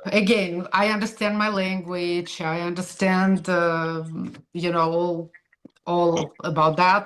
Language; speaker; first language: English; non-native, fluent; Russian